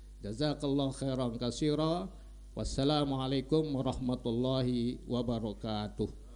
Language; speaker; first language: Indonesian; non-native, local second language; Sasak